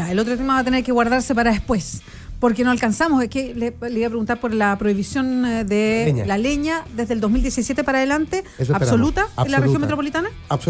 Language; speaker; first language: Spanish; native; Spanish